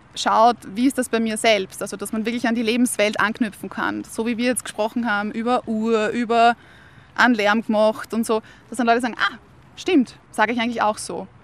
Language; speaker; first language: German; native; German